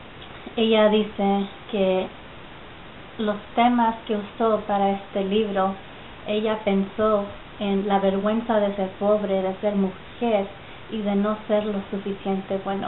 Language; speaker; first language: Spanish; early bilingual, heritage; Spanish